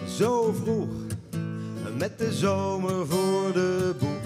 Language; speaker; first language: Dutch; native; Dutch